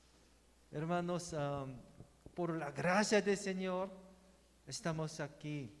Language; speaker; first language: Spanish; non-native, learner; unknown